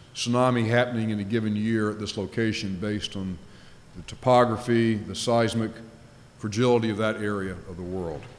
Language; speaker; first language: English; native; English